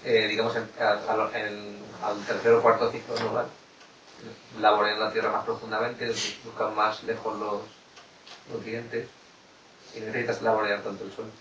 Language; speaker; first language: Spanish; native; Spanish